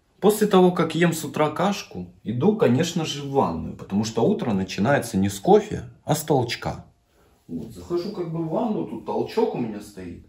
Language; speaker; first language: Russian; native; Russian